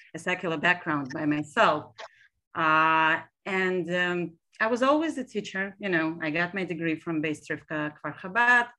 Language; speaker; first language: English; non-native, fluent; Hebrew